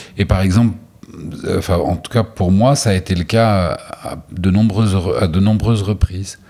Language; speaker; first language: French; native; French